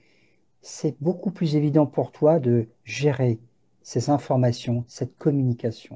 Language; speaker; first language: French; native; French